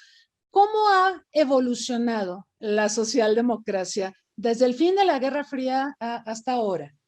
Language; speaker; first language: Spanish; native; Spanish